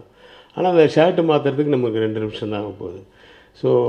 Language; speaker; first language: Tamil; native; Tamil